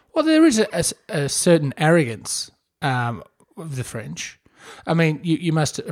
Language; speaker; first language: English; native; English